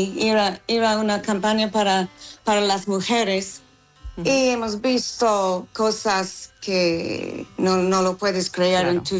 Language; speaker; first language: Spanish; non-native, fluent; English